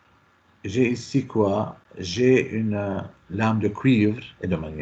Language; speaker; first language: French; non-native, local second language; Arabic